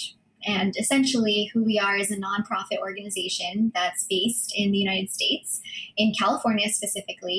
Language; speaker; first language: English; early bilingual, other home language; Filipino